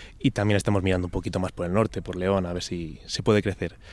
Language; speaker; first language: Spanish; native; Spanish